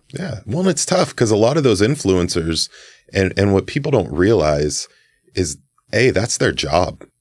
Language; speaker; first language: English; native; English